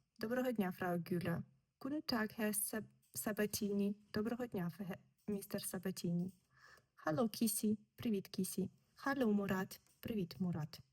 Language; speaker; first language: Ukrainian; native; Ukrainian